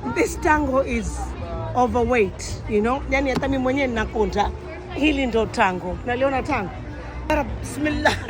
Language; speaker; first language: Swahili; native; Swahili